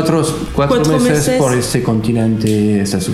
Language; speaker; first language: Spanish; non-native, fluent; French